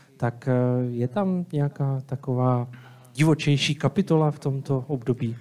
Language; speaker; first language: Czech; native; Czech